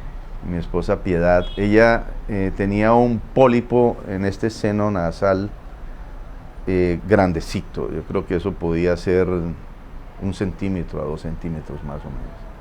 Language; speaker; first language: Spanish; native; Spanish